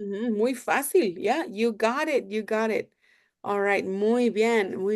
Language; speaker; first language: Spanish; non-native, fluent; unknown